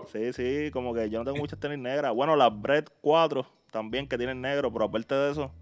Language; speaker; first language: Spanish; native; Spanish